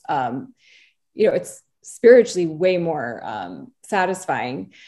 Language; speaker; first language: English; native; English